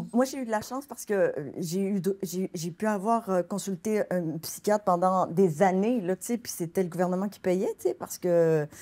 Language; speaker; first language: French; native; French